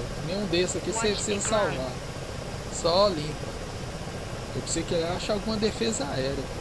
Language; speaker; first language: Portuguese; native; Portuguese